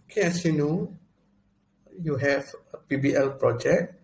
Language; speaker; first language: English; non-native, local second language; Malay